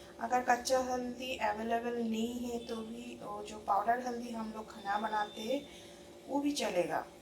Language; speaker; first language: Hindi; non-native, local second language; Bangla